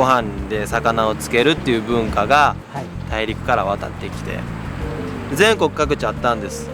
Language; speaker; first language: Japanese; native; Japanese